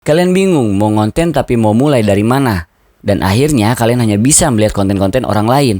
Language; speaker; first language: Indonesian; native; Indonesian